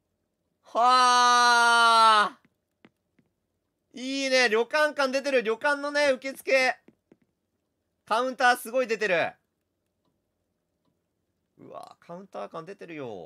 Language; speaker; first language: Japanese; native; Japanese